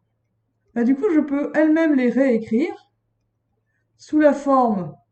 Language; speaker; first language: French; native; French